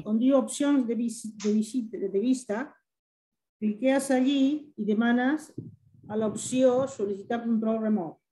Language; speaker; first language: Catalan; non-native, fluent; Spanish